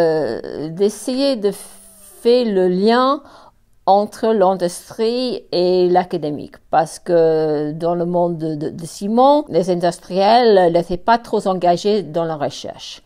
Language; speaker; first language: French; non-native, fluent; English